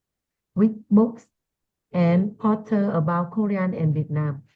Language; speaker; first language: English; non-native, learner; Vietnamese